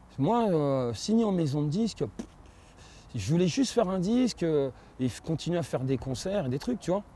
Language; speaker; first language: French; native; French